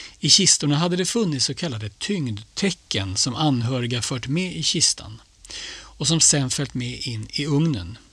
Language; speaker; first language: Swedish; native; Swedish